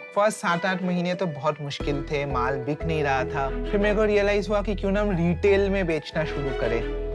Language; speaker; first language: Hindi; non-native, local second language; Bangla